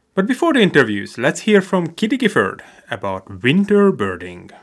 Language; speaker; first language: English; non-native, fluent; Hungarian